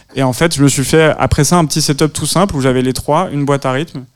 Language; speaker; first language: French; native; French